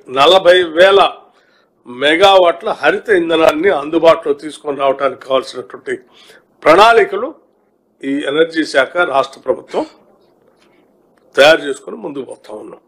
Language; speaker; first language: Telugu; native; Telugu